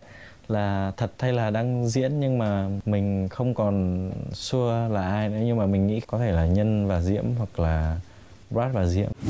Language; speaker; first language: Vietnamese; native; Vietnamese